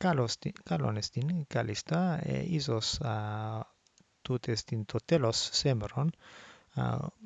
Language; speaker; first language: Greek; non-native, learner; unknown